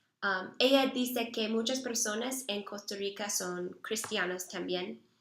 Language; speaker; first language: Spanish; non-native, learner; English